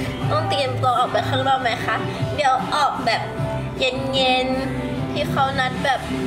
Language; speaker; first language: Thai; early bilingual, other home language; English